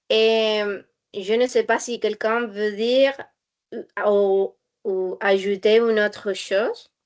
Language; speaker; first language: French; non-native, learner; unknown